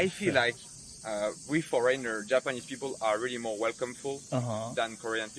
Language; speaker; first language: English; non-native, fluent; French